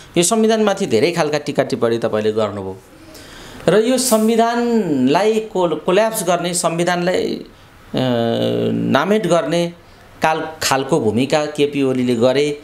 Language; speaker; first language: Nepali; native; Nepali